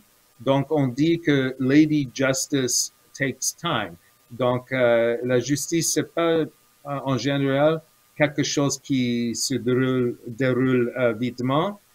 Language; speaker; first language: French; non-native, fluent; English